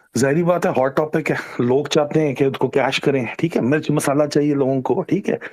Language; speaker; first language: Urdu; non-native, local second language; Punjabi